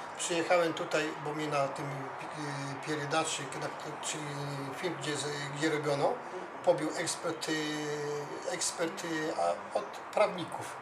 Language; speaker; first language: Polish; non-native, learner; Russian